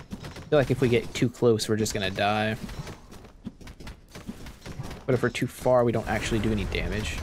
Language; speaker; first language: English; native; English